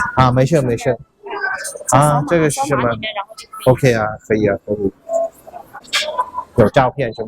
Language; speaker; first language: Chinese; non-native, learner; Thai